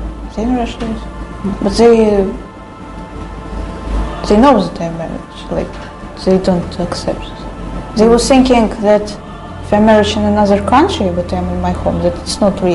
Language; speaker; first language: English; non-native, learner; Russian